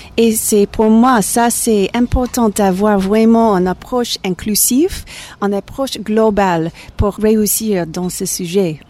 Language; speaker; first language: French; non-native, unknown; English